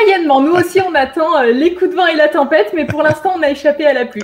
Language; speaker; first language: French; native; French